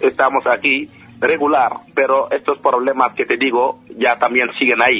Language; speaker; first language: Spanish; non-native, fluent; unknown